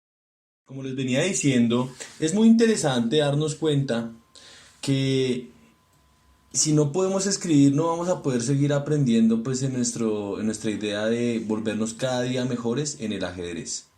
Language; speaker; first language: Spanish; native; Spanish